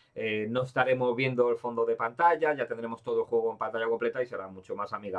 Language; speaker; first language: Spanish; native; Spanish